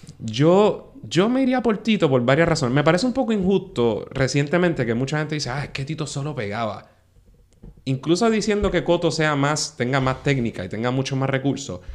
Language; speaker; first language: Spanish; native; Spanish